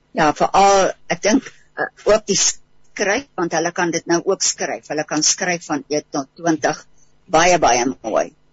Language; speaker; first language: Afrikaans; native; Afrikaans